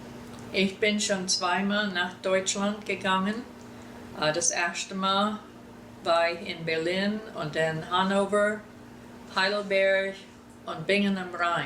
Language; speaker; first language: German; early bilingual, heritage; German